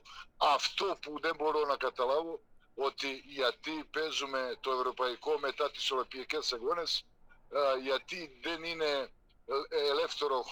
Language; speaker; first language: Greek; non-native, fluent; Serbian